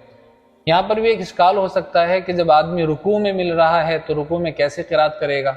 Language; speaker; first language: Urdu; native; Urdu